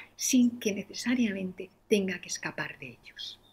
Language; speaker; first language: Spanish; native; Spanish